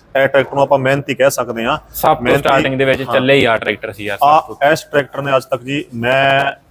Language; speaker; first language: Punjabi; non-native, local second language; Haryanvi